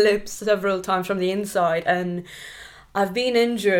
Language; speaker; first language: English; non-native, local second language; Marathi